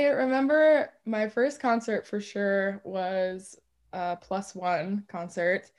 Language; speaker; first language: English; native; English